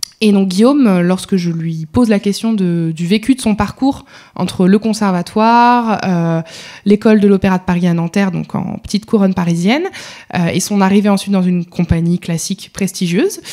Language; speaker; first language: French; native; French